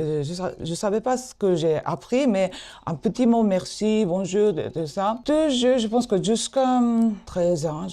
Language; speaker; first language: French; non-native, fluent; Japanese